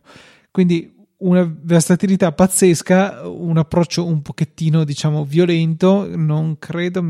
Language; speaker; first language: Italian; native; Italian